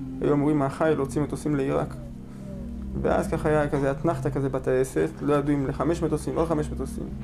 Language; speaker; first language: Hebrew; native; Hebrew